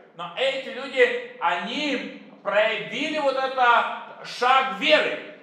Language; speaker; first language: Russian; native; Russian